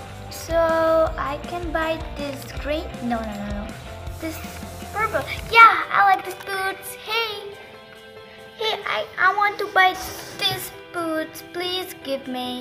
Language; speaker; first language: English; non-native, learner; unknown